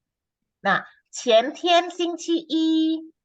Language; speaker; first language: Chinese; non-native, fluent; Indonesian